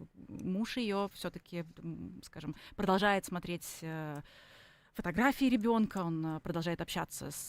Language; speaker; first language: Russian; native; Russian